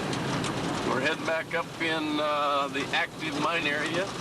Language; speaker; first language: English; native; English